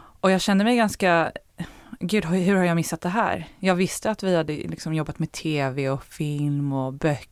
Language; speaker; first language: Swedish; early bilingual, heritage; Swedish